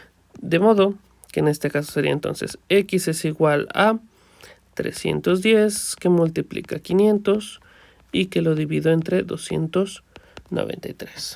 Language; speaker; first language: Spanish; native; Spanish